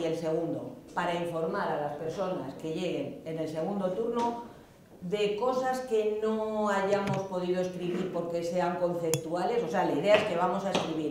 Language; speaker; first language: Spanish; native; Spanish